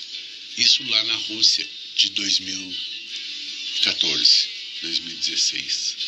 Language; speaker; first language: Portuguese; native; Portuguese